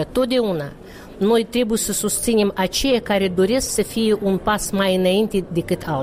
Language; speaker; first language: Romanian; non-native, local second language; Russian